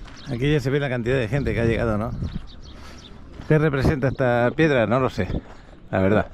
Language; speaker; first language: Spanish; native; Spanish